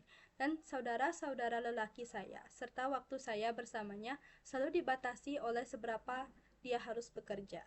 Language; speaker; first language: Indonesian; non-native, local second language; Balinese